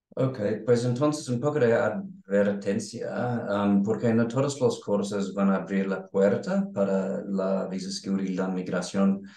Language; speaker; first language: Spanish; non-native, learner; English